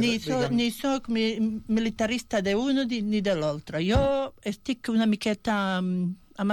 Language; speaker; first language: Catalan; non-native, fluent; Bosnian